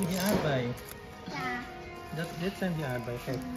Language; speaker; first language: Dutch; non-native, fluent; Indonesian